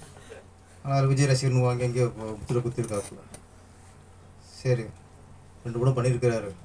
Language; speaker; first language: Tamil; native; Tamil